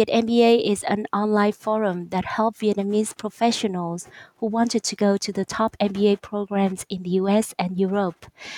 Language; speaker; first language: English; non-native, fluent; Vietnamese